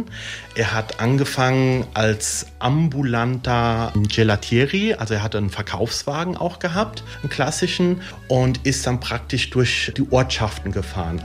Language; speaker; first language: German; early bilingual, other home language; Italian